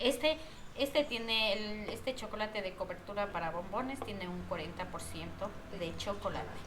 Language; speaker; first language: Spanish; native; Spanish